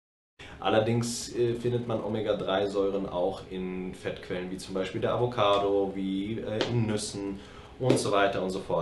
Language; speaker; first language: German; native; German